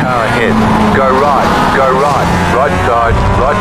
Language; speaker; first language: English; native; English